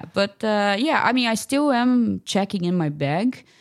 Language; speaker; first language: English; non-native, fluent; Portuguese